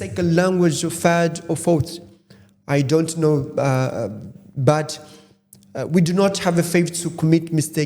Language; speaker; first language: English; non-native, fluent; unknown